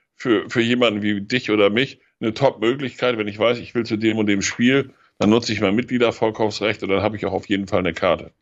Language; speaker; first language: German; native; German